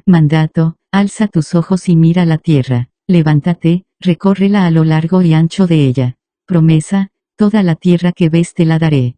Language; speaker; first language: Spanish; native; Spanish